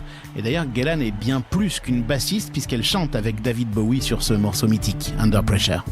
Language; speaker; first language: French; native; French